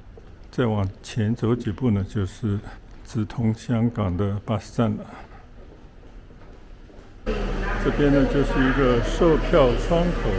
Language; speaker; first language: Chinese; native; Chinese